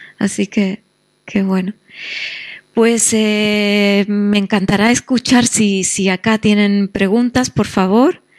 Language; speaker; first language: Spanish; native; Spanish